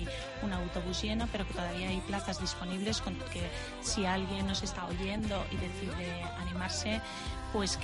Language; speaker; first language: Spanish; native; Spanish